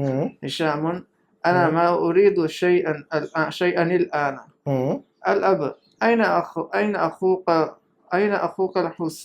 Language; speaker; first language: Arabic; non-native, learner; Urdu